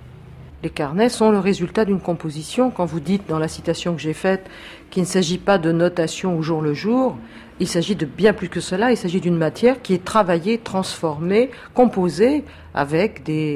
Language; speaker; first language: French; native; French